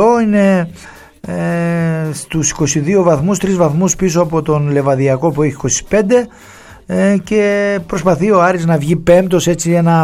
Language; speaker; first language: Greek; native; Greek